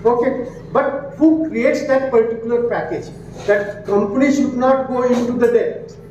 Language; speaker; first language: English; non-native, local second language; Marathi